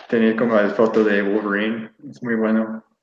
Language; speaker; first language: Spanish; non-native, learner; English